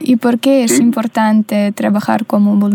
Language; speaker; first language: Spanish; non-native, fluent; Russian